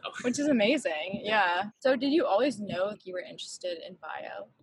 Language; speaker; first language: English; native; English